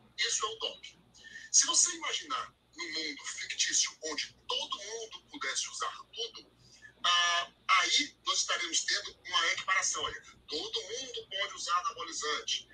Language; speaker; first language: Portuguese; native; Portuguese